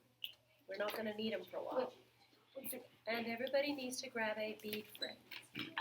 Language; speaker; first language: English; native; English